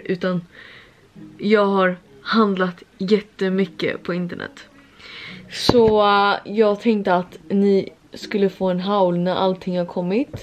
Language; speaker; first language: Swedish; native; Swedish